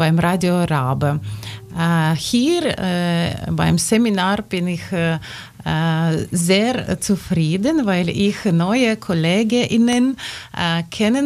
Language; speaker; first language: German; non-native, fluent; Ukrainian